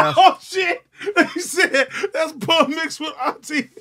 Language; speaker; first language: English; native; English